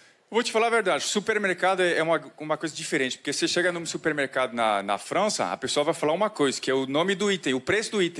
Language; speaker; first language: Portuguese; non-native, fluent; French